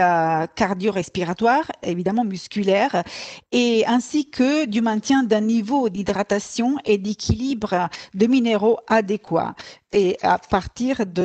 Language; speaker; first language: French; non-native, fluent; Italian